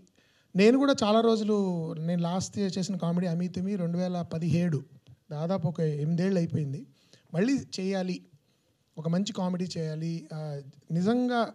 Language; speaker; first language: Telugu; native; Telugu